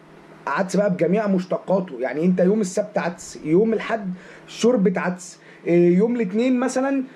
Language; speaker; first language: Arabic; native; Arabic